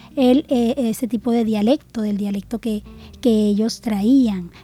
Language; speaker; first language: Spanish; native; Spanish